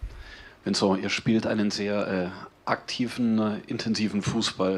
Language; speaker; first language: German; native; German